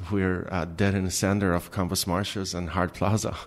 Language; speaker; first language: English; non-native, fluent; Albanian